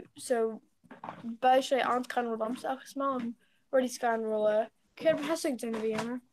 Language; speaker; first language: Irish; non-native, learner; English